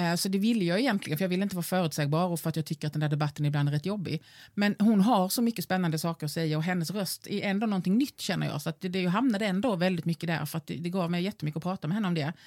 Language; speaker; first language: Swedish; native; Swedish